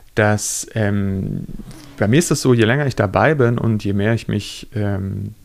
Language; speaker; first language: German; native; German